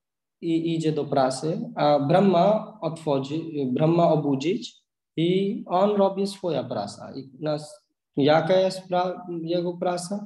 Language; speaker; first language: Polish; non-native, learner; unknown